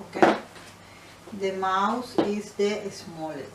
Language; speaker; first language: English; non-native, learner; Spanish